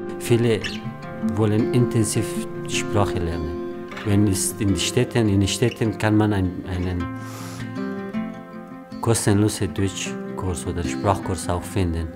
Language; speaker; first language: German; non-native, learner; Arabic